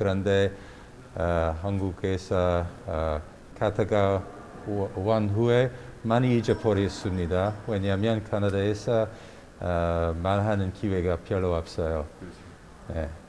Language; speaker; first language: Korean; non-native, learner; English